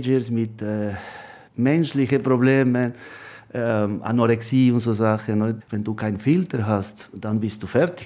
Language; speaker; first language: German; non-native, fluent; Spanish